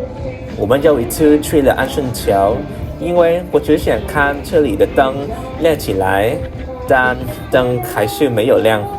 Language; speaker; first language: Chinese; non-native, learner; Vietnamese